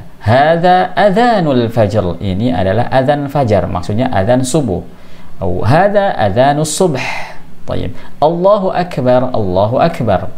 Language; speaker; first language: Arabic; non-native, fluent; Indonesian